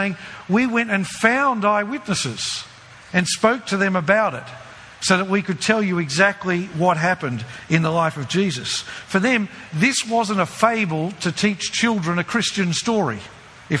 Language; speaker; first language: English; native; English